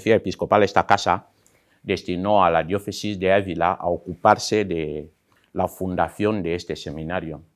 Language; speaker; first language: Spanish; non-native, local second language; Fang